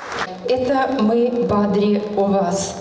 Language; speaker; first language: Russian; native; Russian